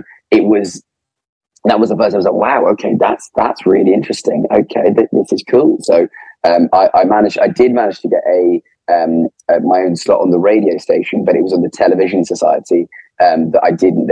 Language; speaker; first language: English; native; English